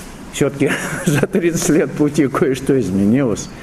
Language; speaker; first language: Russian; native; Russian